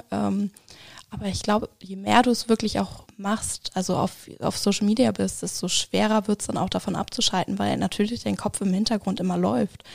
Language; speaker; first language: German; native; German